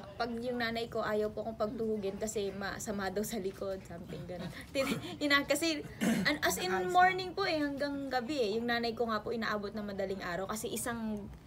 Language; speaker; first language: Filipino; native; Filipino